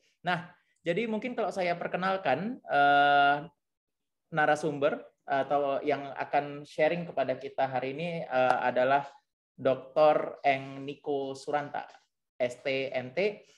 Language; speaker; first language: Indonesian; native; Indonesian